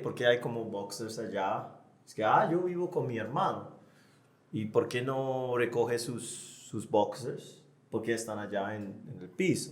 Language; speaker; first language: Spanish; non-native, fluent; English